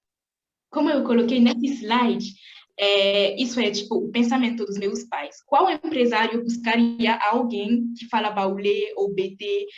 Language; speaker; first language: Portuguese; non-native, fluent; French